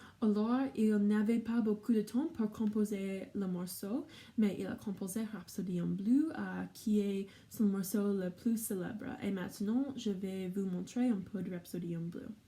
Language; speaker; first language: French; non-native, learner; English